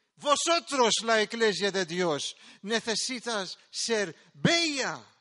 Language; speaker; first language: Spanish; non-native, fluent; Maltese